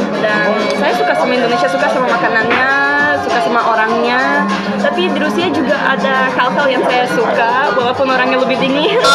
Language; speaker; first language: Indonesian; early bilingual, heritage; Russian